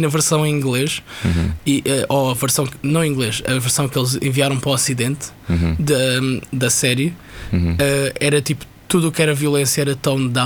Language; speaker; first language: Portuguese; native; Portuguese